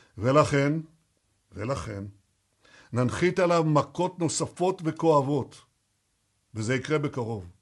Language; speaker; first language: Hebrew; native; Hebrew